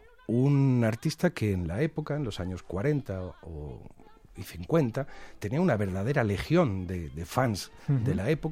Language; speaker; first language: Spanish; native; Spanish